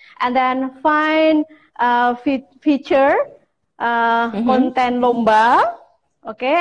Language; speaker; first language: English; non-native, fluent; Indonesian